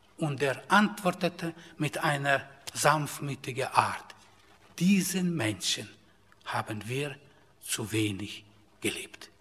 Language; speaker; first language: German; non-native, fluent; Russian